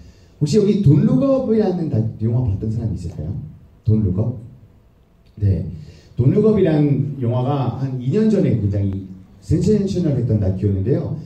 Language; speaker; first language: Korean; non-native, fluent; French